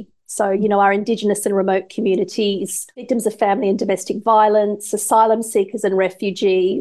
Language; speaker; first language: English; native; English